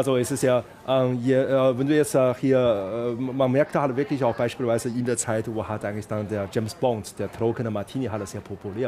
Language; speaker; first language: German; non-native, fluent; Chinese